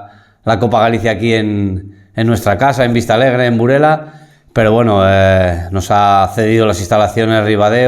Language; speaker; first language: Spanish; native; Spanish